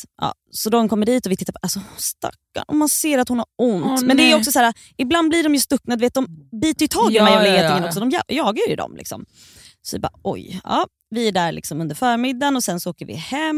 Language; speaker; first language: Swedish; native; Swedish